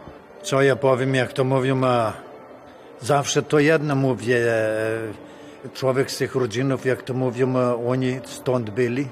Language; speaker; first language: Polish; early bilingual, heritage; Polish